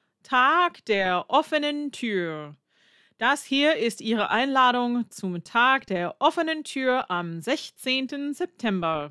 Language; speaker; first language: German; non-native, fluent; English